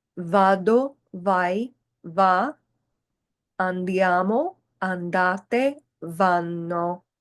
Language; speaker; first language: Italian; non-native, fluent; English